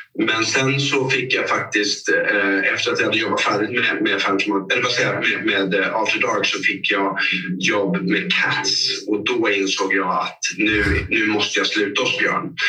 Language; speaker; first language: Swedish; native; Swedish